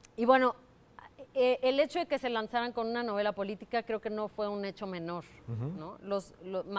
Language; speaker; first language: Spanish; native; Spanish